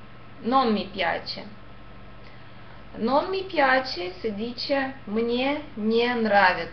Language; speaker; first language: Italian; non-native, fluent; Russian